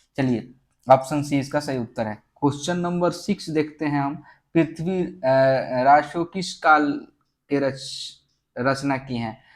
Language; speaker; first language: Hindi; native; Hindi